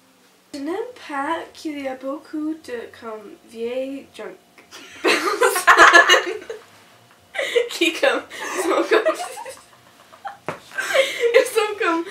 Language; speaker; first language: French; non-native, local second language; English